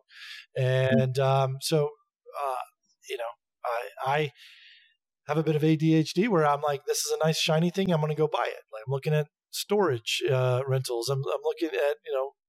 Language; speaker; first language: English; native; English